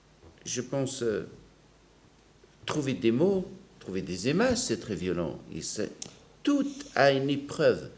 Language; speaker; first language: French; non-native, local second language; Arabic